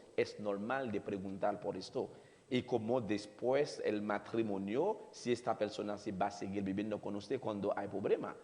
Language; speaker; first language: Spanish; non-native, learner; Haitian Creole